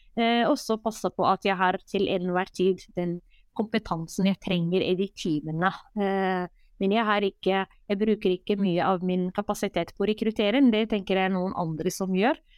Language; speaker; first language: Norwegian; non-native, fluent; Arabic